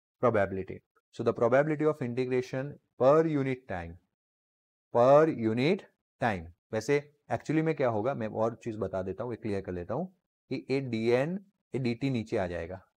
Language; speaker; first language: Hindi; non-native, local second language; Gujarati